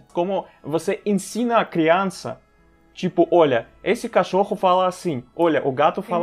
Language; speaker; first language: Portuguese; non-native, fluent; Russian